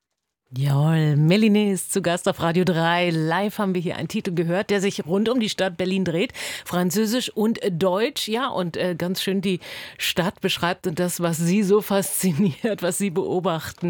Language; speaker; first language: German; native; German